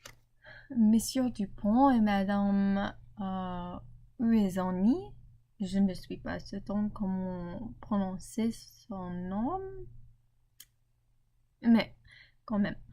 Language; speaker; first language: French; non-native, learner; English